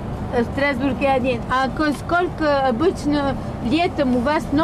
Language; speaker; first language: Russian; non-native, learner; Bulgarian